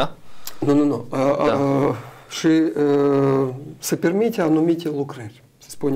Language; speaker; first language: Romanian; non-native, local second language; Russian